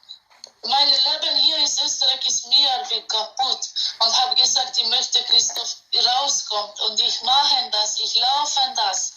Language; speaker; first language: German; non-native, learner; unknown